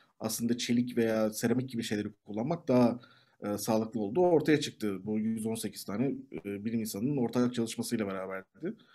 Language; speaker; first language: Turkish; native; Turkish